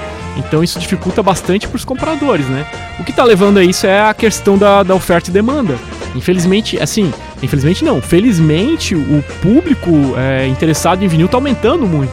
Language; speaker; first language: Portuguese; native; Portuguese